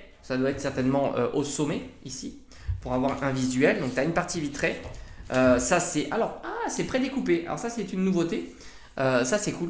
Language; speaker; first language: French; native; French